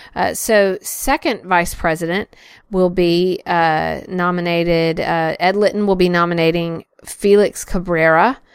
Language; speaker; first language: English; native; English